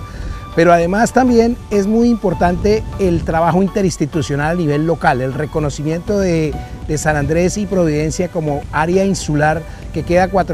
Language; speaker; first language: Spanish; native; Spanish